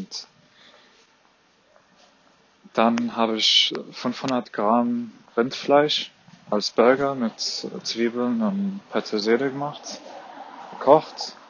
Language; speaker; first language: German; non-native, fluent; Arabic